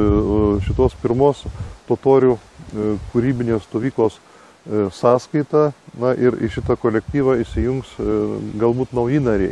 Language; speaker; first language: Lithuanian; native; Lithuanian